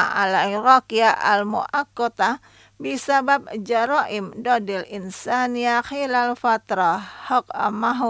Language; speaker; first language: Arabic; non-native, fluent; Indonesian